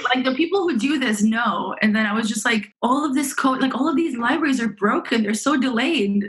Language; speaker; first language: English; early bilingual, other home language; Romanian